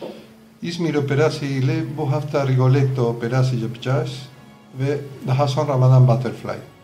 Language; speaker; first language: Turkish; non-native, fluent; Spanish